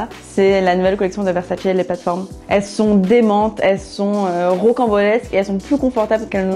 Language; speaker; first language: French; native; French